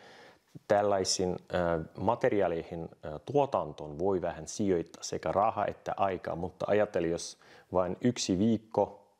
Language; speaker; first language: Finnish; non-native, fluent; Russian